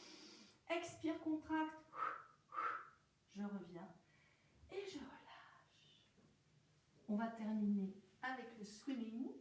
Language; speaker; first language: French; native; French